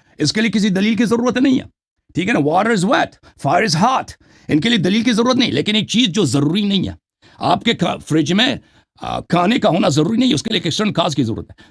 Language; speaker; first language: Urdu; non-native, fluent; Persian